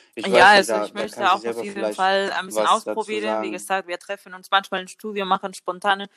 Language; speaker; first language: German; non-native, learner; Spanish